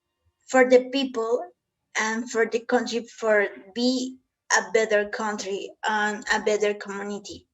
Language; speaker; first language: English; non-native, learner; Spanish